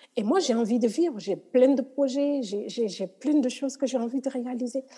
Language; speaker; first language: French; non-native, local second language; Wolof